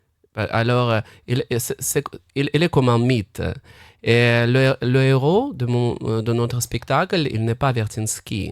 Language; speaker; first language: French; non-native, fluent; Russian